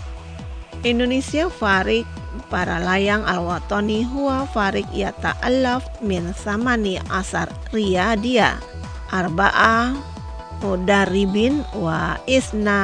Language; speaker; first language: Arabic; non-native, fluent; Indonesian